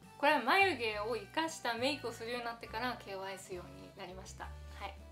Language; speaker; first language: Japanese; native; Japanese